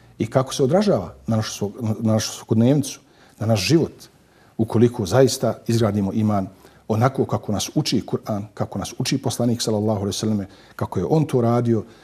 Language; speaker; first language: Bosnian; native; Bosnian